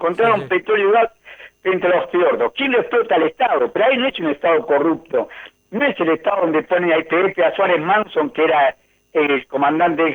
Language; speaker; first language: Spanish; native; Spanish